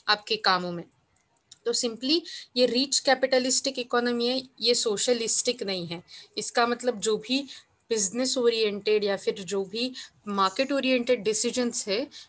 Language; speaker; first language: Hindi; non-native, local second language; Marathi